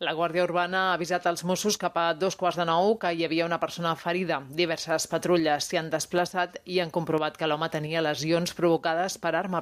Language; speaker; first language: Catalan; native; Catalan